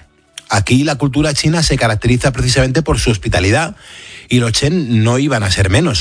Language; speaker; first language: Spanish; native; Spanish